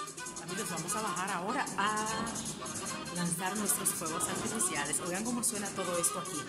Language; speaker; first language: Spanish; native; Spanish